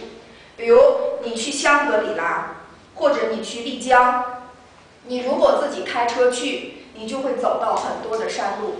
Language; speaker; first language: Chinese; native; Chinese